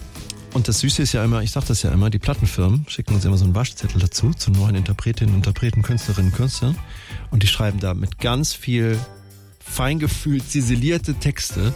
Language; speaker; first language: German; native; German